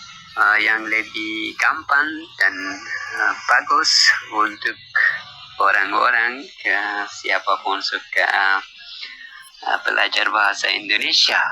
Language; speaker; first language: Indonesian; non-native, learner; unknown